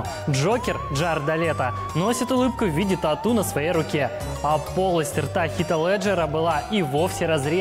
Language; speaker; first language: Russian; native; Russian